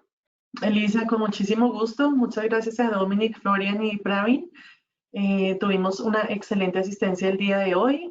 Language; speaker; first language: Spanish; native; Spanish